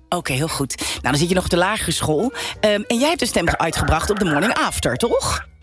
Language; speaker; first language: Dutch; native; Dutch